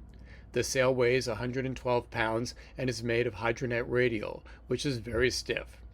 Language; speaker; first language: English; native; English